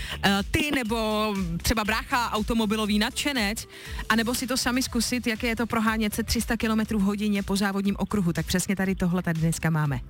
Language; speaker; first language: Czech; native; Czech